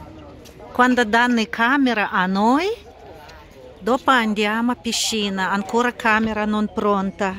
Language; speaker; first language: Italian; non-native, learner; Russian